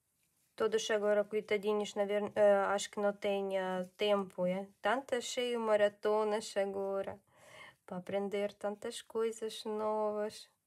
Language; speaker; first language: Portuguese; non-native, learner; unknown